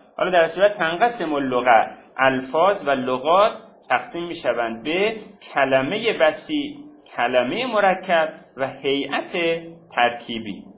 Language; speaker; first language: Persian; native; Persian